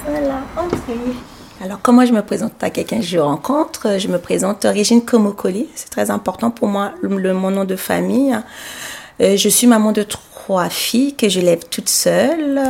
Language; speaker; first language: French; non-native, local second language; Sango